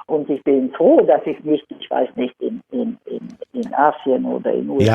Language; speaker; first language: German; non-native, fluent; Swedish